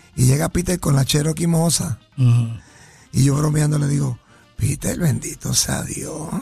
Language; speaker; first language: Spanish; native; Spanish